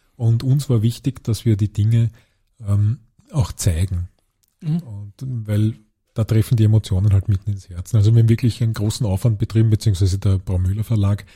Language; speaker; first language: German; native; German